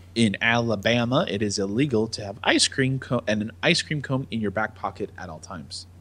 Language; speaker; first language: English; native; English